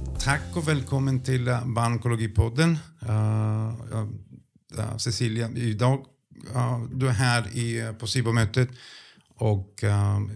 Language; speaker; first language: Swedish; non-native, fluent; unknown